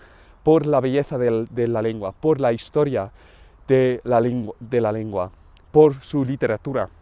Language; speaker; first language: Spanish; non-native, fluent; English